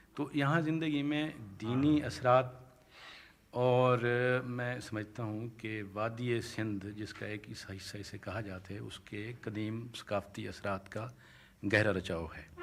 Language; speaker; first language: Urdu; non-native, local second language; Saraiki